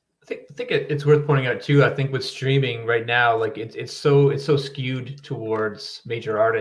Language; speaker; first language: English; native; English